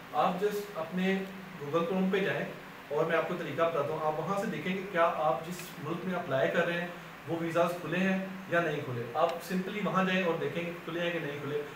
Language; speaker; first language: Urdu; non-native, local second language; Punjabi